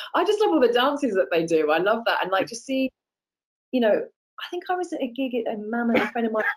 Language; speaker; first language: English; native; English